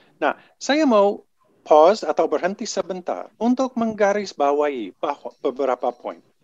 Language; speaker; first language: Indonesian; non-native, fluent; English